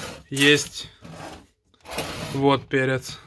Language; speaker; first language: Russian; native; Russian